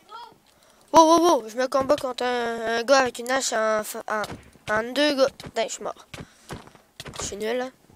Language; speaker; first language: French; native; French